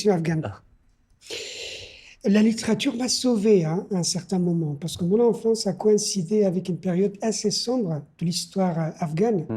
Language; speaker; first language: French; non-native, fluent; Persian